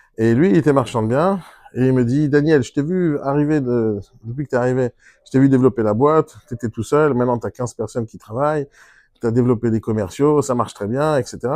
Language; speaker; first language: French; non-native, fluent; Hebrew